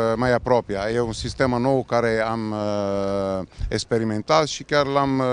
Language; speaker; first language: Romanian; non-native, fluent; Italian